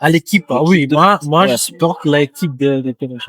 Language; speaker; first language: French; non-native, learner; Portuguese